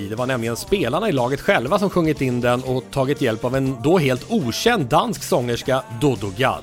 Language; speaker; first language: Swedish; native; Swedish